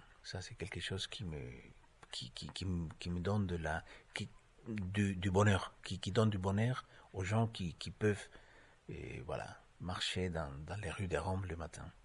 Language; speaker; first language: French; non-native, fluent; Spanish